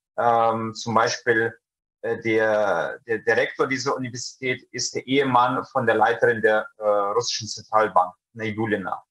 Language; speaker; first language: German; early bilingual, other home language; Russian